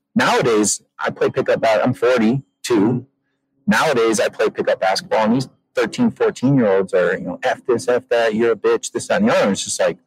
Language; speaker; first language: English; native; English